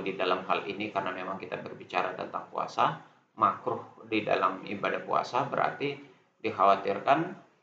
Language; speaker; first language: Indonesian; native; Indonesian